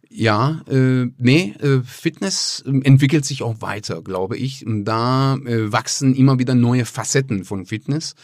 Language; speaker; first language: German; non-native, fluent; Persian